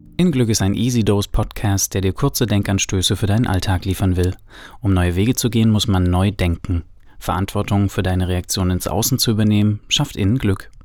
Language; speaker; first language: German; native; German